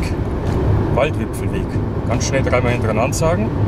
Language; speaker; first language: German; native; German